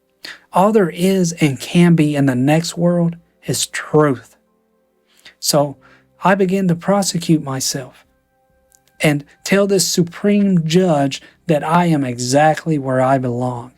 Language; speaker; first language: English; native; English